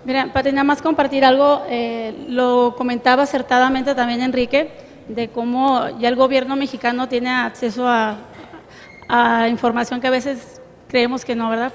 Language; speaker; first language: Spanish; native; Spanish